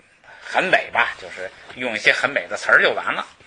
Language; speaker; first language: Chinese; native; Chinese